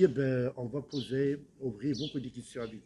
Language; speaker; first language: French; non-native, local second language; Arabic